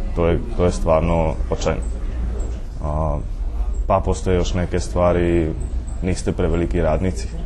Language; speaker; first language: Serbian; non-native, fluent; Czech